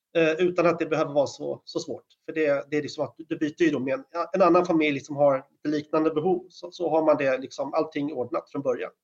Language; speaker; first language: Swedish; native; Swedish